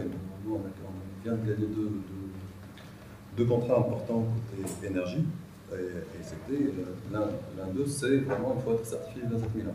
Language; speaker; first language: French; non-native, local second language; Arabic